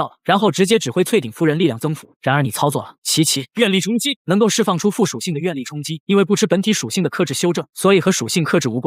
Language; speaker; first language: Chinese; native; Chinese